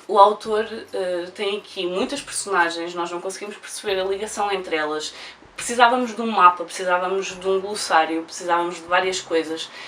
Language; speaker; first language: Portuguese; native; Portuguese